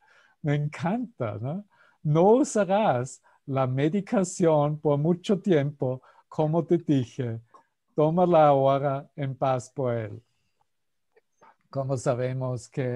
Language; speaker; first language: Spanish; non-native, fluent; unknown